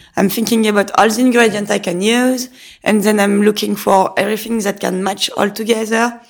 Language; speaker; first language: English; non-native, fluent; French